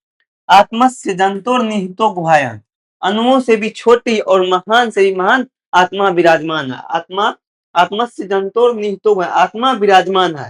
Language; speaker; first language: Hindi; native; Hindi